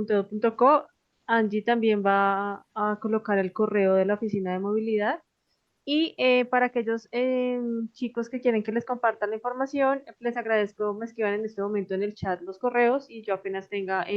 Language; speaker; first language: Spanish; native; Spanish